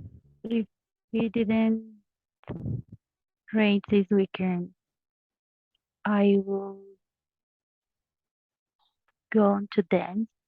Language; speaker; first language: English; non-native, learner; Spanish